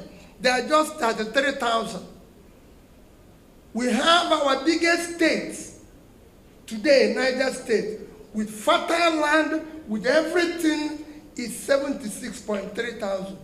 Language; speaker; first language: English; non-native, local second language; Igbo